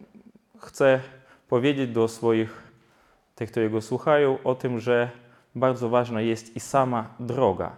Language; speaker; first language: Polish; non-native, fluent; Ukrainian